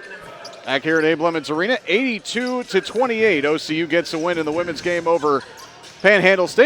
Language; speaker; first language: English; native; English